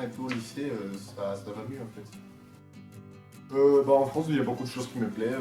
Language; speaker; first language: French; non-native, fluent; Spanish